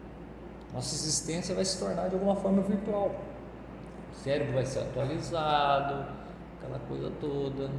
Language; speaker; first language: Portuguese; native; Portuguese